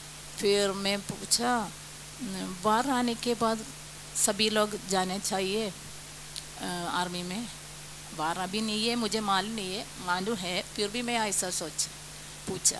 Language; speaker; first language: Hindi; non-native, local second language; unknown